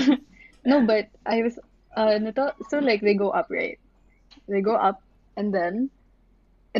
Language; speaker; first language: English; non-native, local second language; Filipino